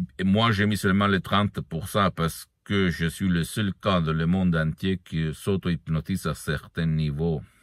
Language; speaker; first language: French; non-native, fluent; Italian